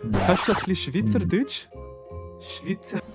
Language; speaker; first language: German; non-native, fluent; Portuguese